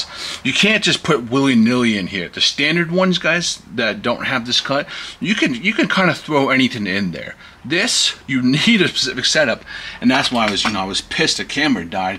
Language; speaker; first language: English; native; English